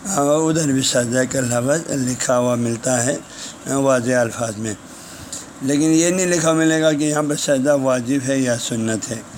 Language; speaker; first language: Urdu; non-native, local second language; Balti